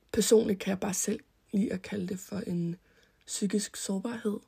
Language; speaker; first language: Danish; early bilingual, other home language; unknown